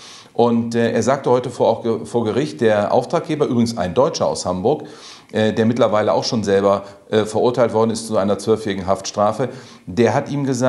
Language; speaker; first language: German; native; German